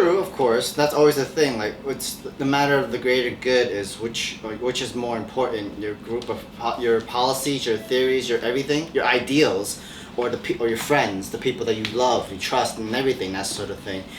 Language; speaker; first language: English; native; English